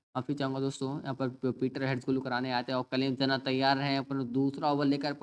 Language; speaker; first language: Hindi; native; Hindi